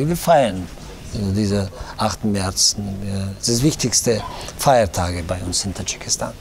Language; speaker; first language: German; non-native, learner; Tajik